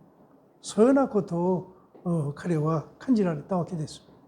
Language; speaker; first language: Japanese; non-native, fluent; Korean